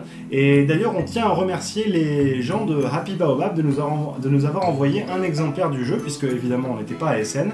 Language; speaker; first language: French; native; French